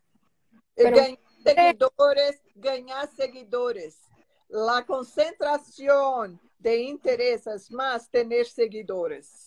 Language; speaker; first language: Spanish; non-native, learner; Portuguese